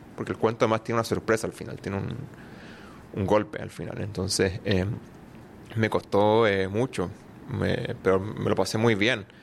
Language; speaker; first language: Spanish; native; Spanish